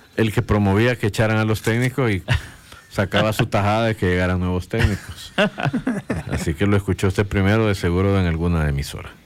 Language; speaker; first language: Spanish; native; Spanish